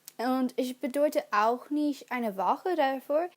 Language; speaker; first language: German; non-native, learner; English